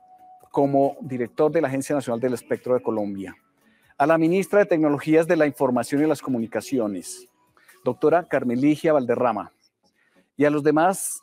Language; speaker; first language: Spanish; native; Spanish